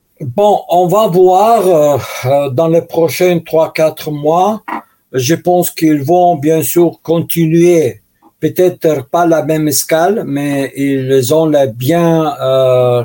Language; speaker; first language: French; non-native, learner; Russian